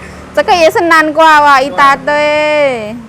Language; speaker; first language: Chinese; non-native, learner; Javanese